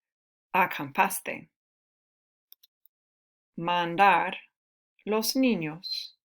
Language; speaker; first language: Spanish; non-native, fluent; English